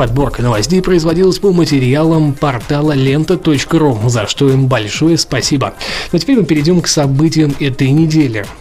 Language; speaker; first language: Russian; native; Russian